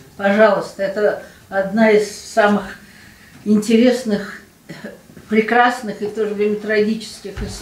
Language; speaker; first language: Russian; native; Russian